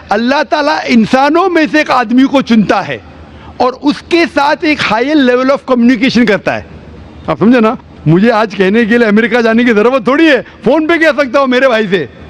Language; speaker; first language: Urdu; non-native, local second language; Konkani